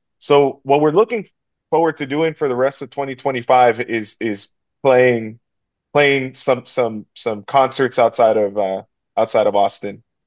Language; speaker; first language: English; early bilingual, other home language; Spanish